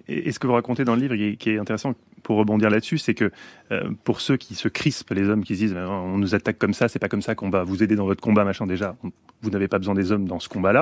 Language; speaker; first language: French; native; French